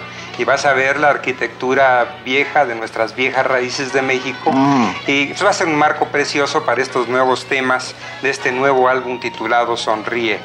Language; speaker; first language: Spanish; native; Spanish